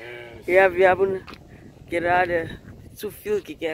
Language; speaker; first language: German; non-native, learner; English